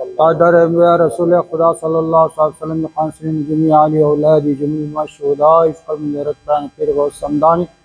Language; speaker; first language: Urdu; native; Urdu